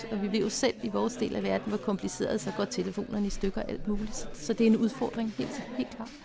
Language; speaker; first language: Danish; native; Danish